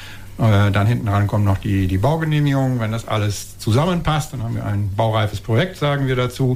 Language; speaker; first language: German; native; German